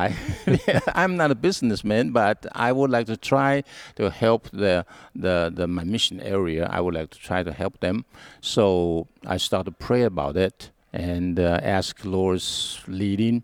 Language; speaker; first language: English; non-native, learner; Hakka Chinese